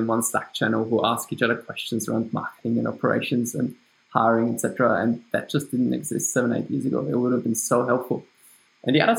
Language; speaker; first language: English; non-native, fluent; German